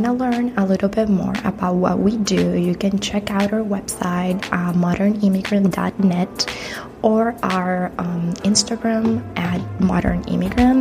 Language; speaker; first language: English; non-native, fluent; Spanish